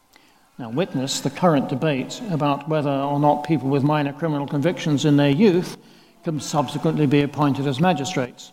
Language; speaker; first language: English; native; English